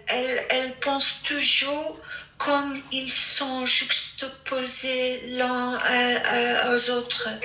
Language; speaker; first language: French; non-native, fluent; English